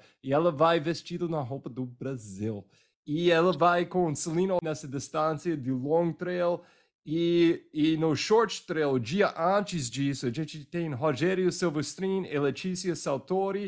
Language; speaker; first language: Portuguese; non-native, fluent; English